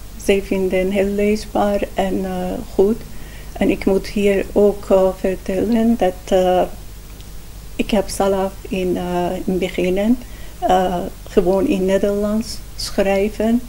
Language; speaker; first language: Dutch; non-native, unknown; Persian